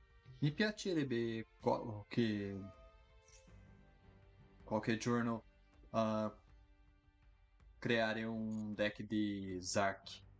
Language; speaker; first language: Italian; non-native, learner; Portuguese